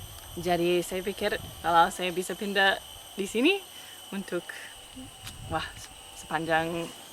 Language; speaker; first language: Indonesian; non-native, fluent; English